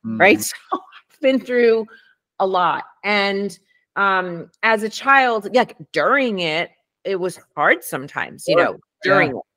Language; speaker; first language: English; early bilingual, other home language; Spanish